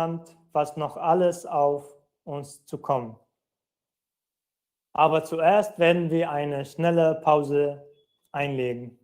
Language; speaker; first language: German; non-native, fluent; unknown